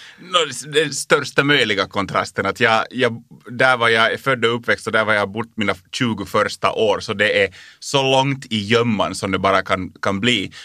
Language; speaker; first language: Swedish; native; Swedish